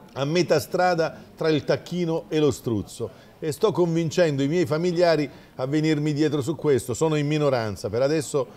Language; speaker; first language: Italian; native; Italian